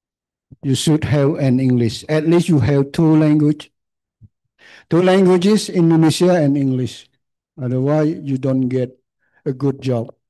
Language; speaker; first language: English; non-native, learner; Khmer